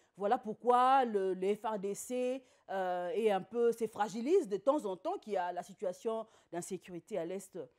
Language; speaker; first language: French; non-native, local second language; Lingala